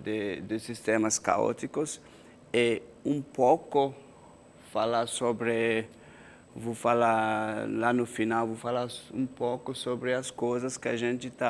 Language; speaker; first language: Portuguese; non-native, fluent; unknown